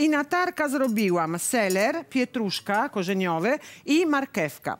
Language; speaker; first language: Polish; non-native, learner; Italian